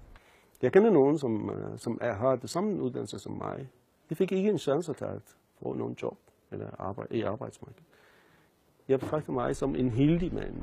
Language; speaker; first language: Danish; non-native, learner; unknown